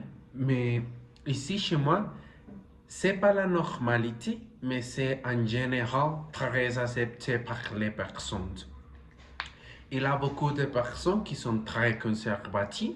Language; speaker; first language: French; non-native, learner; Spanish